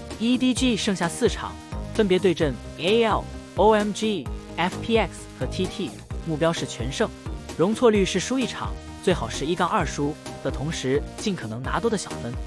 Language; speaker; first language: Chinese; native; Chinese